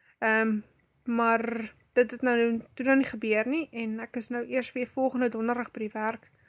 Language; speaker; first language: Afrikaans; native; Afrikaans